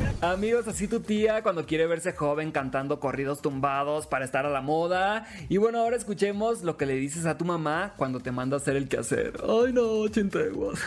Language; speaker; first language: Spanish; native; Spanish